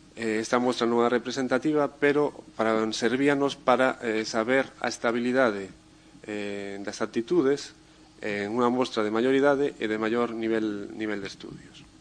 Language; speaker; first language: Galician; non-native, local second language; Spanish